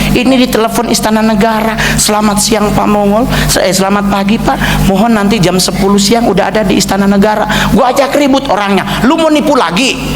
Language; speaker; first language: Indonesian; native; Indonesian